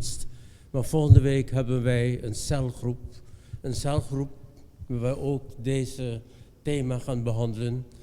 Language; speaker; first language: Dutch; non-native, fluent; Indonesian